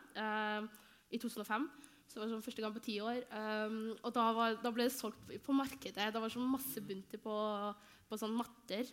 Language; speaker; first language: Norwegian; early bilingual, other home language; Somali